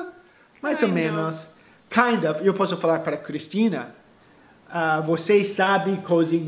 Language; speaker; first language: Portuguese; non-native, fluent; English